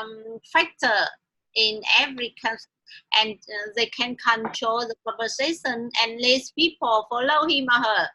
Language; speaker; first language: English; non-native, learner; Vietnamese